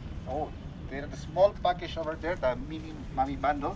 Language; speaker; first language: English; non-native, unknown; Spanish